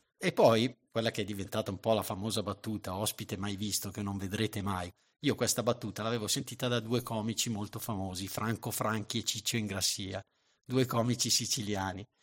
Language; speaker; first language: Italian; native; Italian